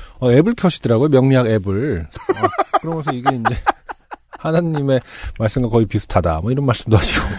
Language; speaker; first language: Korean; native; Korean